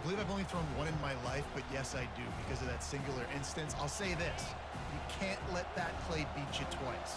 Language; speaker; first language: English; native; English